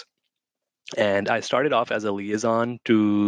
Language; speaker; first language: English; non-native, local second language; Urdu